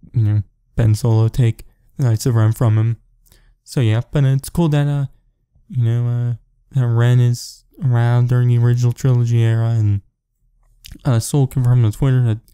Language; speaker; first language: English; native; English